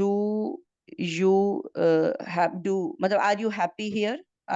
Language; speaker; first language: English; non-native, learner; Arabic